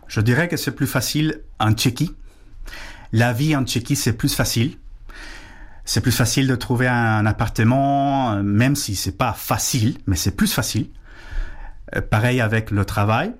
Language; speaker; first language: French; non-native, fluent; Spanish